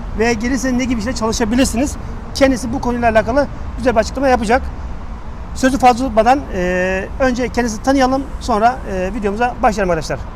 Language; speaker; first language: Turkish; native; Turkish